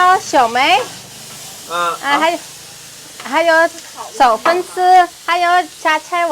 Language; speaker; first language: Chinese; non-native, fluent; Indonesian